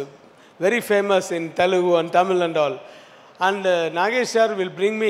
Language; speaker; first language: Telugu; non-native, learner; Tamil